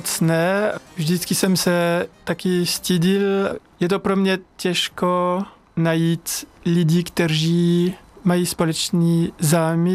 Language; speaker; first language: Czech; non-native, learner; French